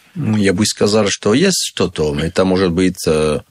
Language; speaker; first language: Russian; non-native, learner; French